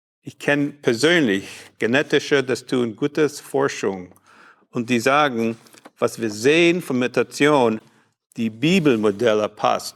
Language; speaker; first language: German; non-native, learner; English